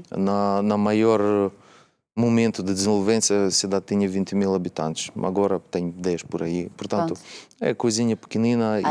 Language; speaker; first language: Portuguese; non-native, fluent; Russian